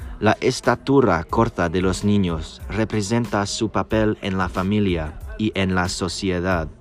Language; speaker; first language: Spanish; non-native, learner; English